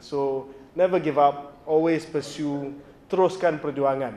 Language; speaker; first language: English; non-native, local second language; Malay